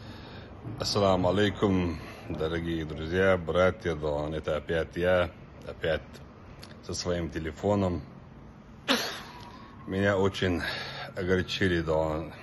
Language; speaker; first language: Russian; non-native, local second language; Chechen